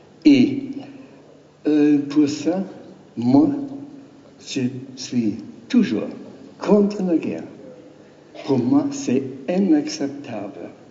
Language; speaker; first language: French; non-native, learner; German